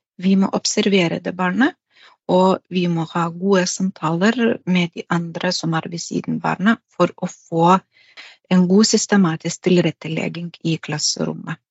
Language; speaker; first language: Norwegian; non-native, fluent; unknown